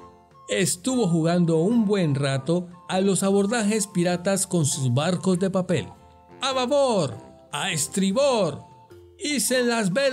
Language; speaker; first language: Spanish; native; Spanish